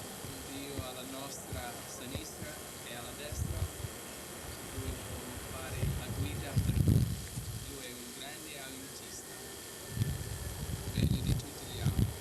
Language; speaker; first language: Italian; non-native, learner; English